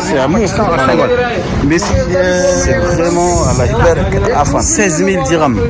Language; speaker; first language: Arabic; non-native, learner; French